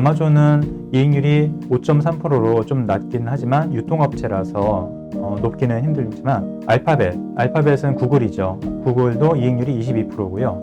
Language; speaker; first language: Korean; native; Korean